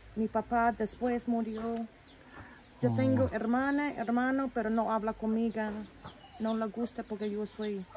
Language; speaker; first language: Spanish; non-native, learner; English